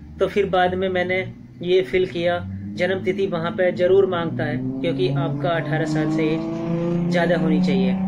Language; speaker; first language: Hindi; native; Hindi